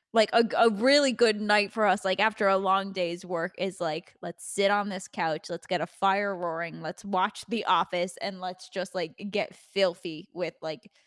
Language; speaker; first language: English; native; English